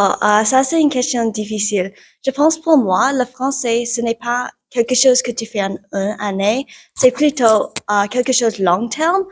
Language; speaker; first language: French; non-native, learner; English